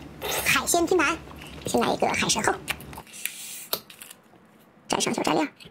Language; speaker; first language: Chinese; native; Chinese